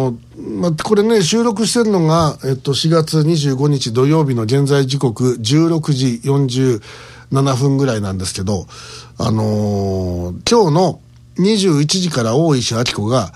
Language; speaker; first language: Japanese; native; Japanese